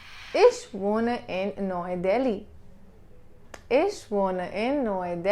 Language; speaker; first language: German; non-native, local second language; Hindi